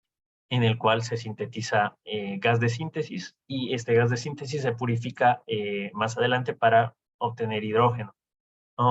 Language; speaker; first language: Spanish; native; Spanish